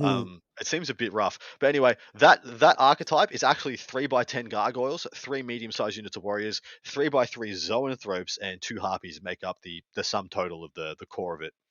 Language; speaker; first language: English; native; English